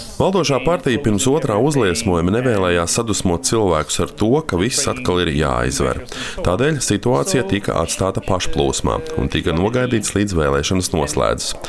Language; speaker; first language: Latvian; native; Latvian